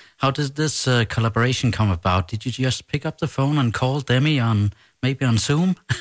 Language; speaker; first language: English; non-native, fluent; Danish